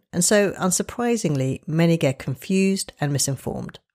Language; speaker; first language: English; native; English